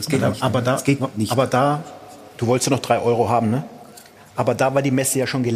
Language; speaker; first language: German; native; German